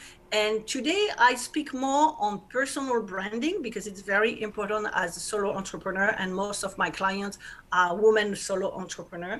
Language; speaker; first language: English; non-native, fluent; French